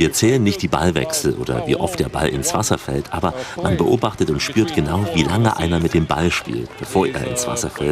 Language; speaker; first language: German; native; German